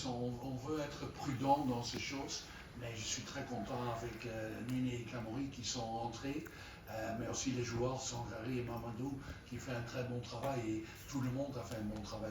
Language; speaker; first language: French; non-native, fluent; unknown